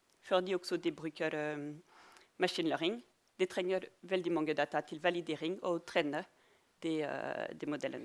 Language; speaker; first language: Norwegian; non-native, fluent; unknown